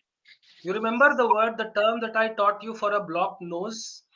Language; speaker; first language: English; non-native, local second language; Hindi